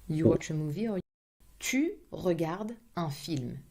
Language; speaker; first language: French; non-native, fluent; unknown